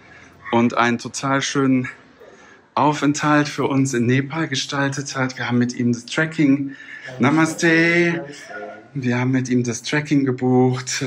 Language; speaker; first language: German; native; German